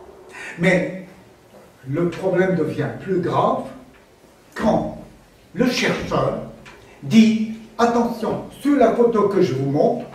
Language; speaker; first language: French; non-native, fluent; Armenian